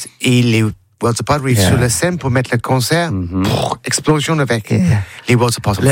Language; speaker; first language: French; non-native, learner; English